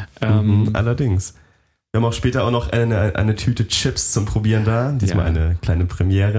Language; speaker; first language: German; native; German